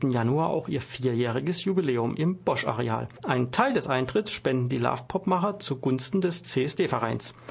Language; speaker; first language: German; native; German